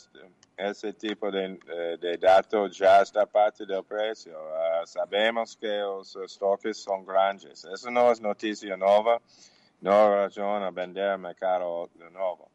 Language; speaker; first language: Portuguese; non-native, learner; English